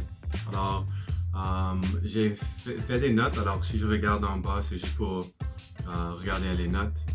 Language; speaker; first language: French; non-native, learner; English